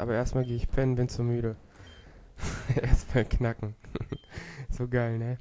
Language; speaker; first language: German; native; German